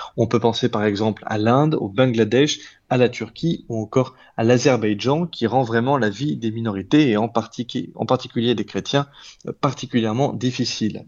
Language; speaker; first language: French; native; French